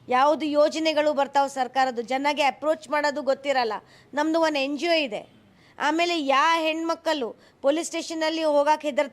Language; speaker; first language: Kannada; non-native, local second language; Hindi